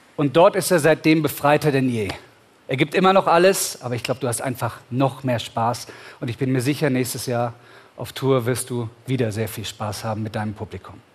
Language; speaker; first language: German; native; German